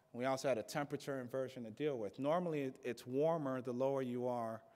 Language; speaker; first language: English; native; English